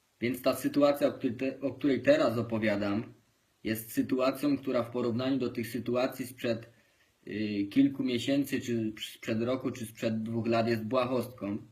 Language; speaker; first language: Polish; native; Polish